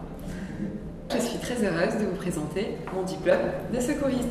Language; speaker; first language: French; native; French